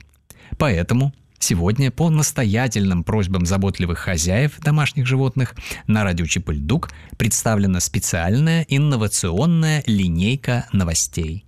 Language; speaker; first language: Russian; native; Russian